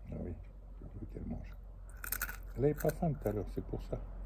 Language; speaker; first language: French; native; French